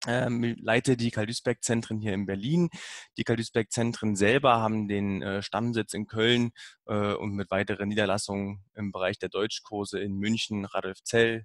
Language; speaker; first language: German; native; German